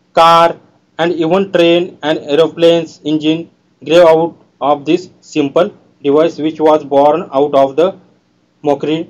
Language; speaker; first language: English; non-native, local second language; Marathi